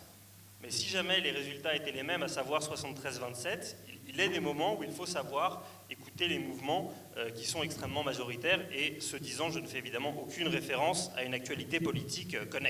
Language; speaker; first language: French; native; French